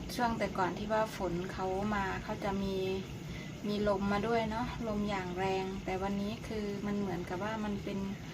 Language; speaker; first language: Thai; native; Thai